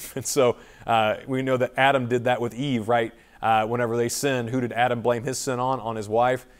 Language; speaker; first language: English; native; English